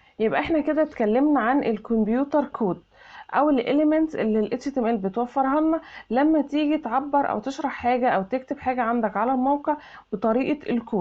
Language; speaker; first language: Arabic; native; Arabic